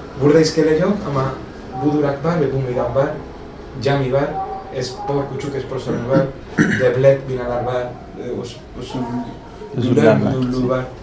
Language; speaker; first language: Turkish; non-native, learner; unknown